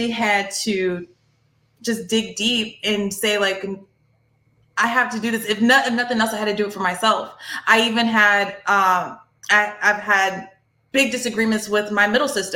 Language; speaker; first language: English; native; English